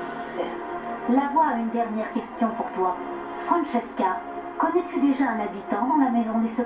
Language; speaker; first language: French; native; French